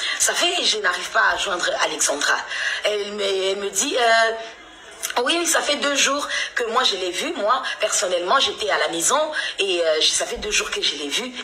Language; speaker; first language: French; non-native, local second language; Lingala